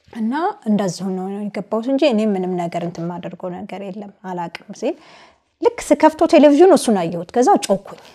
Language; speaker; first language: Amharic; native; Amharic